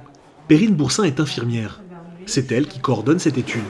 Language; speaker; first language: French; native; French